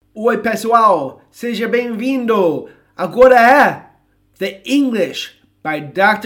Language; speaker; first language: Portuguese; non-native, fluent; English